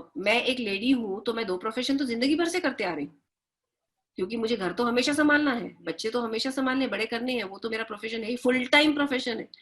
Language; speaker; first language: Hindi; native; Hindi